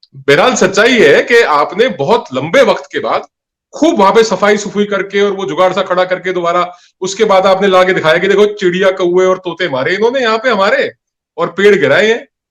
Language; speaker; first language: Hindi; non-native, local second language; Punjabi